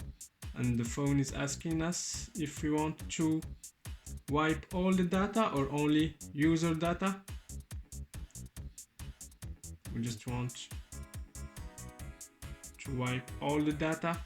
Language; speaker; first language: English; non-native, fluent; French